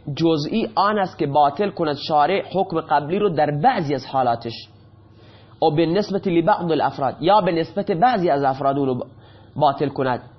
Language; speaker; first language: Persian; non-native, local second language; Baluchi